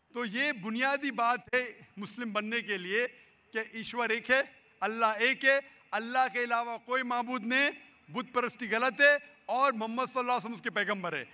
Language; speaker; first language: Hindi; non-native, local second language; Konkani